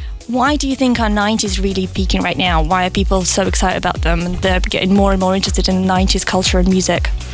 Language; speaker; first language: English; non-native, fluent; Russian